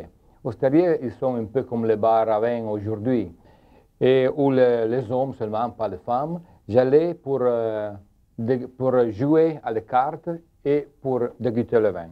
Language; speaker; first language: French; non-native, learner; Italian